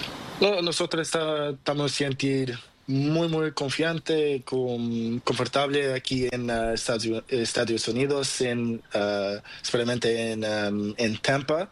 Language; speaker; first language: Spanish; non-native, learner; Portuguese